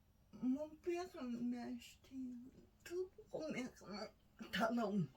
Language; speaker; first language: French; non-native, learner; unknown